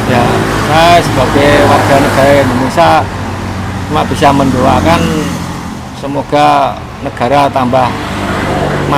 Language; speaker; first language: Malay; non-native, local second language; Javanese